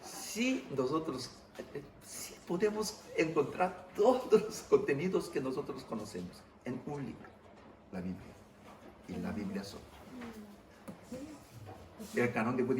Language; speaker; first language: Spanish; non-native, fluent; English